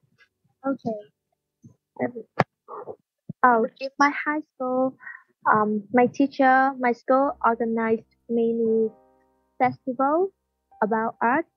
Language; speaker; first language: English; non-native, learner; Vietnamese